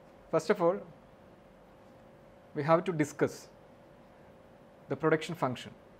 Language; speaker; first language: English; non-native, local second language; Malayalam